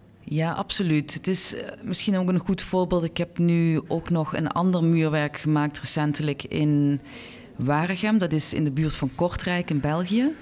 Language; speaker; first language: Dutch; native; Dutch